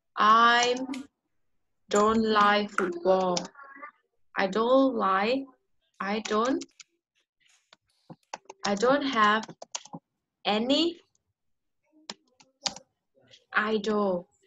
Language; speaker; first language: English; non-native, learner; Vietnamese